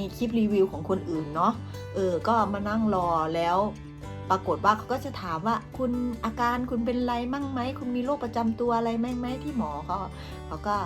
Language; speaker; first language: Thai; native; Thai